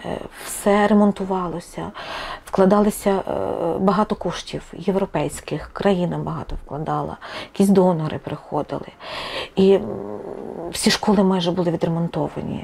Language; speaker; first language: Ukrainian; non-native, local second language; Russian